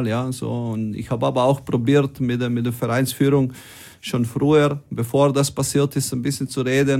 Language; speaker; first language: German; non-native, fluent; Croatian